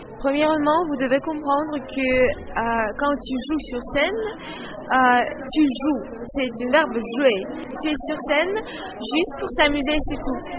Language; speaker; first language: French; non-native, fluent; Russian